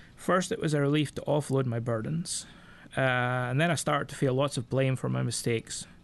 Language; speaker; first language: English; native; English